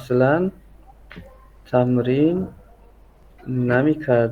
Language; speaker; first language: Persian; non-native, learner; Urdu